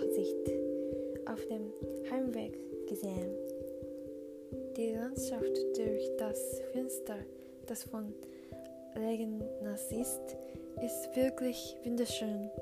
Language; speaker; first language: German; non-native, learner; Japanese